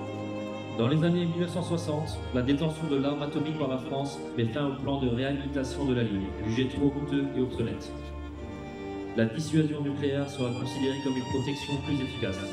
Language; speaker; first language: French; native; French